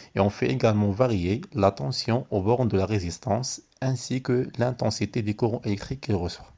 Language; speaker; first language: French; non-native, local second language; Arabic